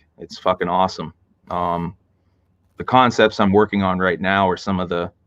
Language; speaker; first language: English; native; English